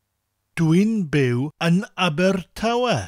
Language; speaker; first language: Welsh; non-native, fluent; English